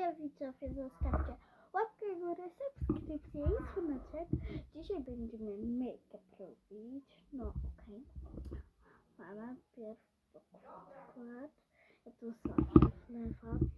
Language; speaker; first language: Polish; early bilingual, heritage; Polish